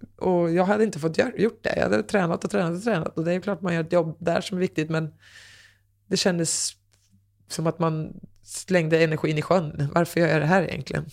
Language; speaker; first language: Swedish; native; Swedish